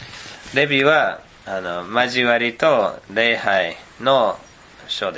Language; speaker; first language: Japanese; non-native, fluent; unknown